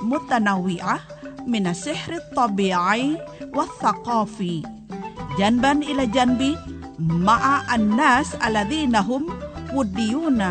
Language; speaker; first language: Arabic; non-native, fluent; Indonesian